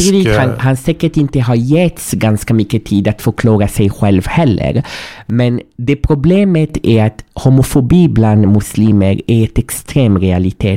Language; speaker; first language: Swedish; non-native, fluent; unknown